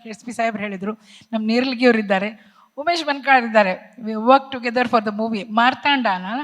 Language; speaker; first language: Kannada; native; Kannada